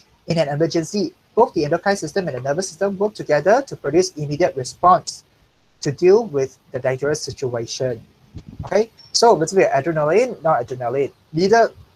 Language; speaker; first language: English; non-native, local second language; Chinese